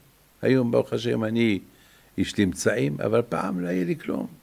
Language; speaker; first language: Hebrew; non-native, fluent; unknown